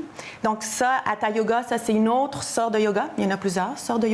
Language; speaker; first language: French; native; French